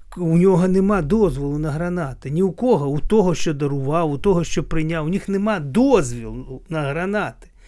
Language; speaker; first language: Ukrainian; non-native, local second language; Russian